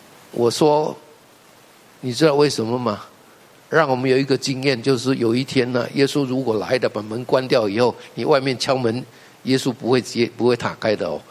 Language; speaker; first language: Chinese; native; Chinese